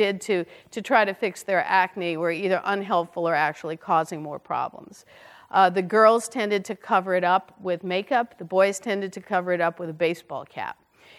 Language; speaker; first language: English; native; English